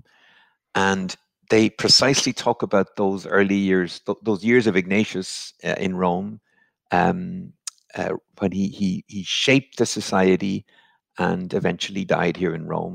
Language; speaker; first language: English; native; English